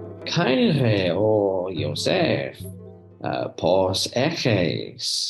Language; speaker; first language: Greek; non-native, learner; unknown